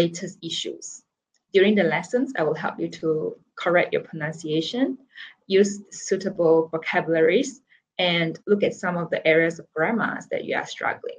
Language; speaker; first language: English; non-native, local second language; Chinese